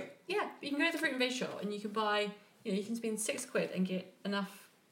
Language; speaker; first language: English; native; English